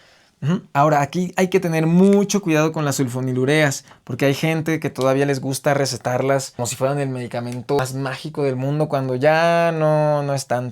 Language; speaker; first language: Spanish; native; Spanish